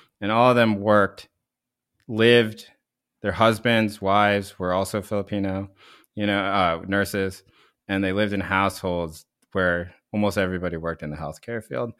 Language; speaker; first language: English; early bilingual, other home language; Korean